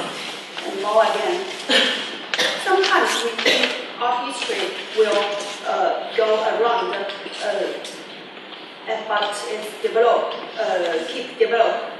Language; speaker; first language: English; non-native, learner; Chinese